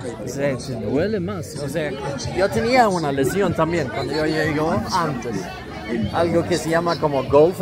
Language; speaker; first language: Spanish; non-native, learner; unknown